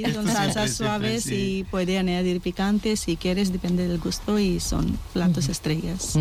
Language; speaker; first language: Spanish; non-native, learner; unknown